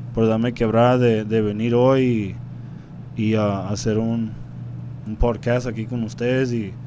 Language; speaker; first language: Spanish; early bilingual, heritage; Spanish